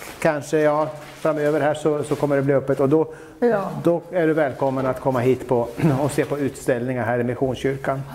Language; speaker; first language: Swedish; native; Swedish